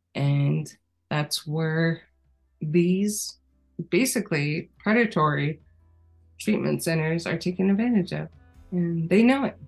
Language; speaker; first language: English; native; English